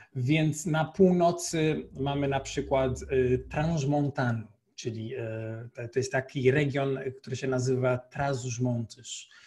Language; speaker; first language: Polish; non-native, fluent; Portuguese